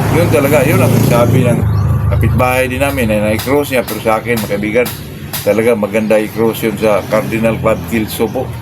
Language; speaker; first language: Filipino; non-native, local second language; Cebuano